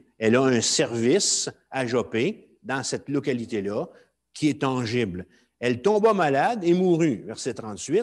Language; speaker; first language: French; native; French